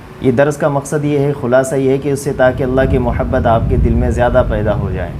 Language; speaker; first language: Urdu; native; Urdu